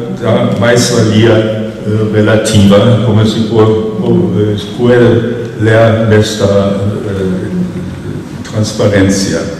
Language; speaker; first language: Spanish; non-native, fluent; German